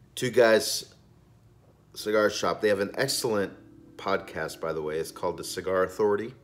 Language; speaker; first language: English; native; English